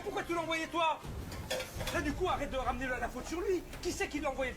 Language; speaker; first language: French; native; French